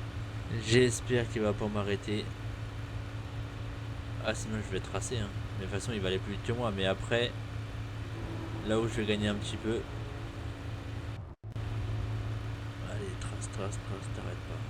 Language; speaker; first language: French; native; French